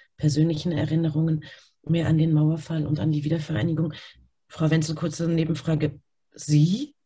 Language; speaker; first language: German; native; German